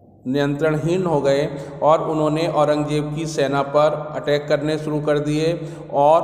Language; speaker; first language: Hindi; native; Hindi